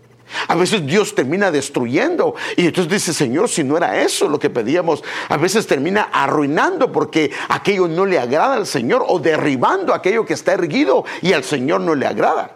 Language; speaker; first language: Spanish; native; Spanish